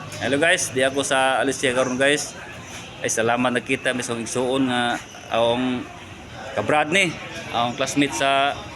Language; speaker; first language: Cebuano; native; Cebuano